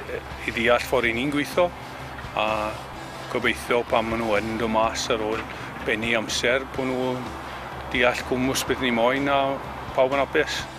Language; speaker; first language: Welsh; native; Welsh